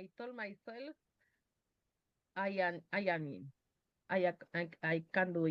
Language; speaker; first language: English; non-native, learner; Spanish